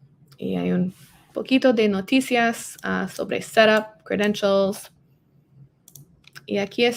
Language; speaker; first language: Spanish; non-native, learner; English